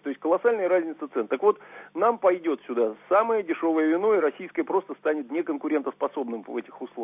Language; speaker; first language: Russian; native; Russian